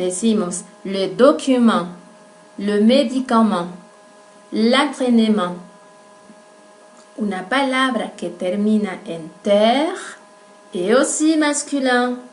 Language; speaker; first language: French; non-native, fluent; Spanish